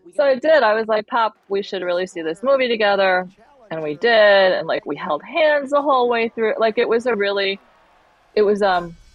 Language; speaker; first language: English; early bilingual, other home language; Chinese